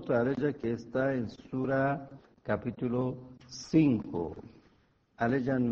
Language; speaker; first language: Spanish; non-native, fluent; Persian